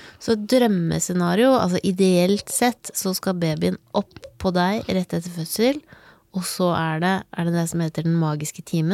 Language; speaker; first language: Norwegian; native; Norwegian